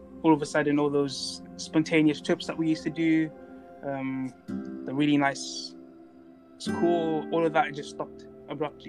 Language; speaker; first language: English; non-native, local second language; Tswana